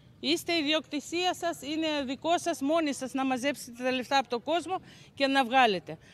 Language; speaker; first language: Greek; native; Greek